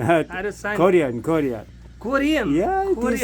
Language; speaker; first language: English; non-native, learner; Korean